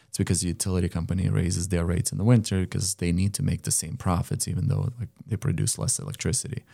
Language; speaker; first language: English; non-native, fluent; Lithuanian